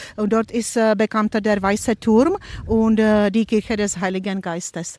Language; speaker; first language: German; non-native, fluent; Czech